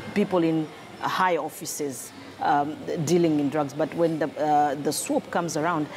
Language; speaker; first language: English; non-native, local second language; Swahili